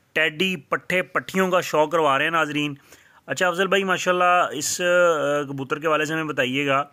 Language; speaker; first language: Urdu; non-native, local second language; Punjabi